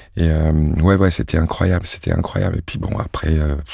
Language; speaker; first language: French; native; French